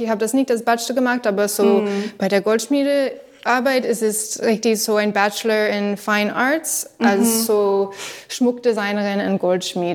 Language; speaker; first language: German; non-native, learner; English